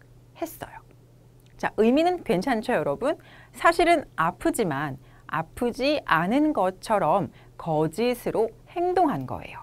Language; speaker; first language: Korean; native; Korean